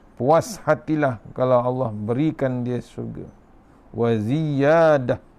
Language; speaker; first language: Malay; native; Malay